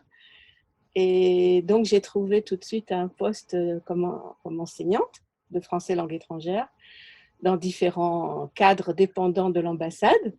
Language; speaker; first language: French; native; French